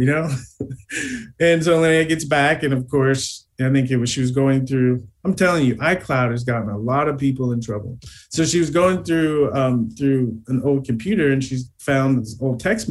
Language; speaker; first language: English; native; English